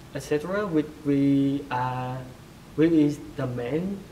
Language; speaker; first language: English; non-native, fluent; Vietnamese